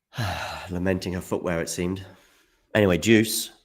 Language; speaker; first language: English; native; English